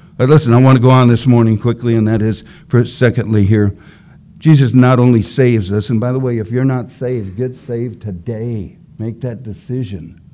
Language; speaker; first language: English; native; English